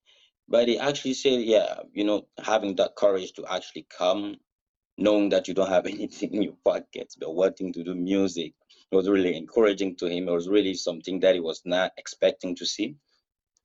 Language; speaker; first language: English; non-native, fluent; Mossi